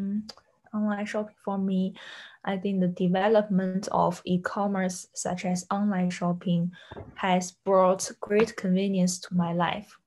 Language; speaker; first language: English; non-native, learner; Chinese